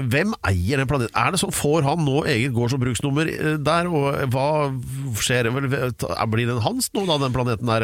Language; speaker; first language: Norwegian; native; Norwegian